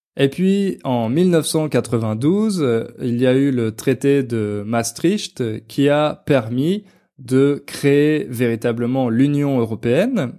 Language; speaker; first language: French; native; French